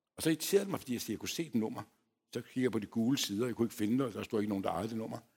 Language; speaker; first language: Danish; early bilingual, other home language; Polish